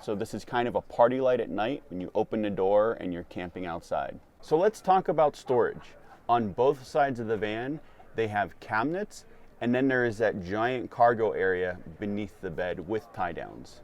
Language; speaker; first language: English; native; English